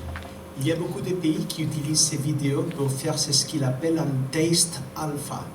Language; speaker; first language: French; non-native, fluent; Spanish